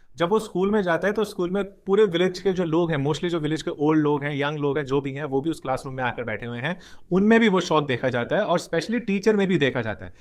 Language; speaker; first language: Hindi; native; Hindi